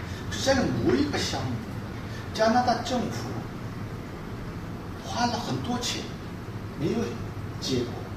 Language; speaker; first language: Chinese; non-native, fluent; Korean